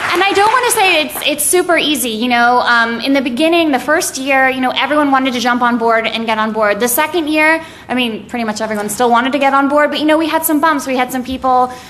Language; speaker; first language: English; native; English